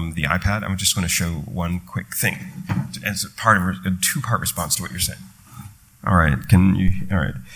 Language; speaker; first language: English; native; English